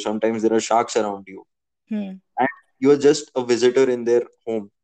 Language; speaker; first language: English; non-native, local second language; Hindi